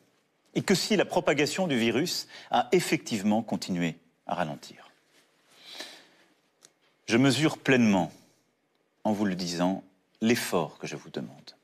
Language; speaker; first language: French; native; French